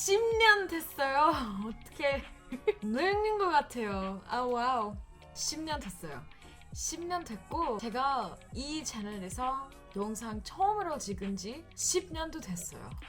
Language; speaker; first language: Korean; non-native, fluent; English